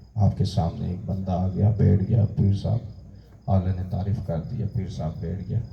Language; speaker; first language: Urdu; non-native, local second language; Pashto